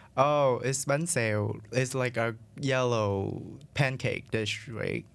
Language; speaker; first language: English; non-native, fluent; Vietnamese